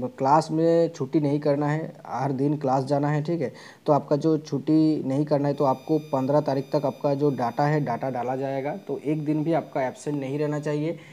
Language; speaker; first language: Hindi; non-native, local second language; Bangla